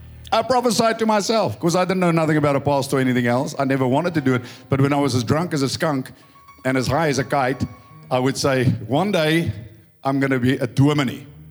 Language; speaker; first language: English; non-native, local second language; Afrikaans